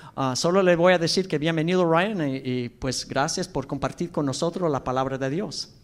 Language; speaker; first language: Spanish; non-native, fluent; English